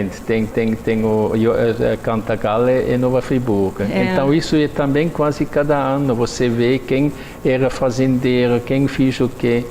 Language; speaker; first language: Portuguese; non-native, fluent; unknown